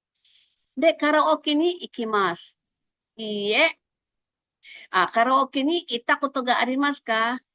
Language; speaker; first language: Japanese; non-native, fluent; Filipino